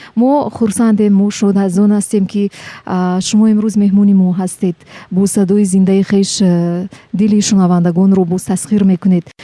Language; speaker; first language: Tajik; native; Tajik